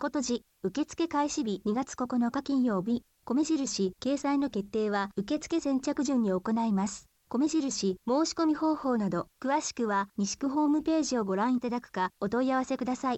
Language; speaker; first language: Japanese; native; Japanese